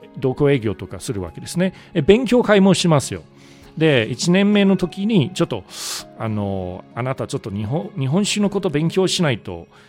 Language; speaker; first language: Japanese; non-native, fluent; English